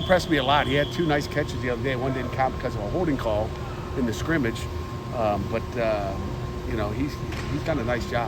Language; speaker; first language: English; native; English